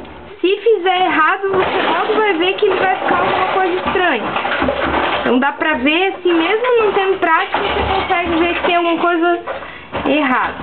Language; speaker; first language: Portuguese; native; Portuguese